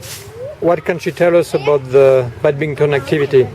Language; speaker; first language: English; non-native, fluent; French